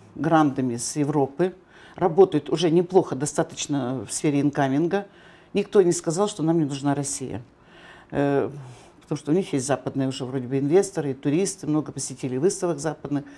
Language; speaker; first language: Russian; native; Russian